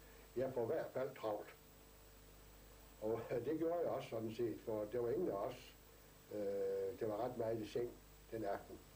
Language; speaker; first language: Danish; native; Danish